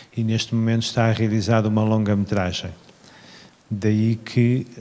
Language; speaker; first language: Portuguese; native; Portuguese